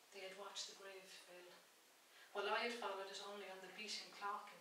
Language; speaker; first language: English; native; English